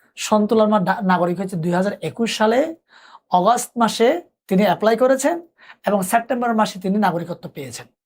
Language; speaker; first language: Bangla; non-native, local second language; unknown